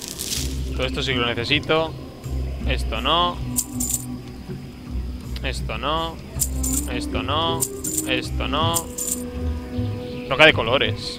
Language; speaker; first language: Spanish; native; Spanish